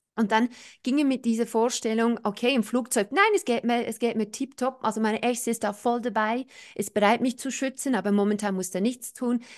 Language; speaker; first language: German; non-native, fluent; English